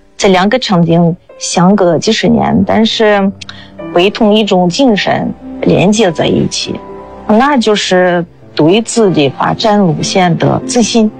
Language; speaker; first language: Chinese; non-native, fluent; Russian